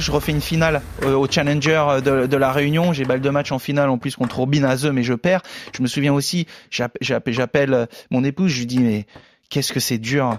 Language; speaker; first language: French; native; French